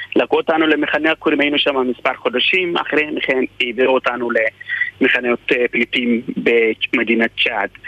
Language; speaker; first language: Hebrew; non-native, fluent; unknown